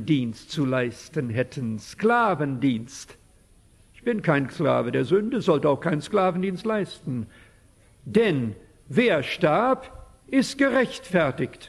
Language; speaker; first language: German; early bilingual, heritage; German